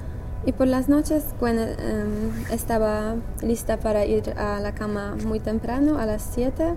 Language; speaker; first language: Spanish; non-native, learner; English